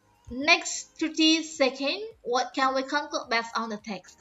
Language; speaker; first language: English; non-native, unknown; Indonesian